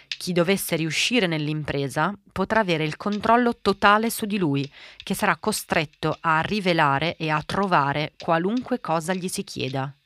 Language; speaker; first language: Italian; early bilingual, other home language; Portuguese